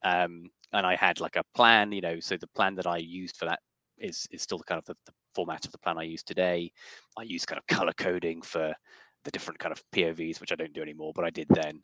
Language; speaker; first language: English; native; English